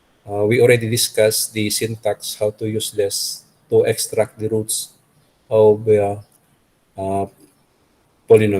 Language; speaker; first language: English; non-native, local second language; Filipino